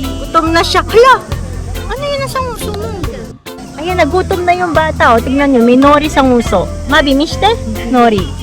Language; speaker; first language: Filipino; native; Filipino